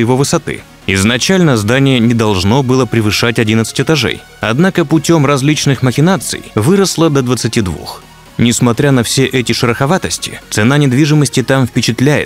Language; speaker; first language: Russian; native; Russian